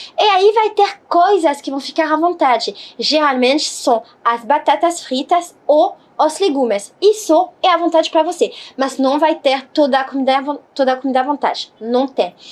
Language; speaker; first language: Portuguese; non-native, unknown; French